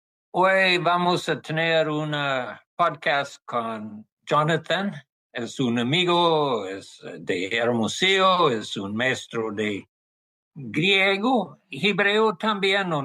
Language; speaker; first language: Spanish; non-native, learner; English